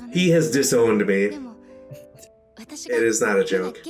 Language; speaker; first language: English; native; English